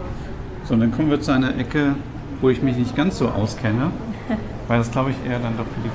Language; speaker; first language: German; native; German